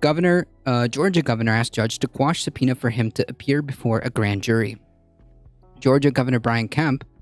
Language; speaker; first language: English; native; English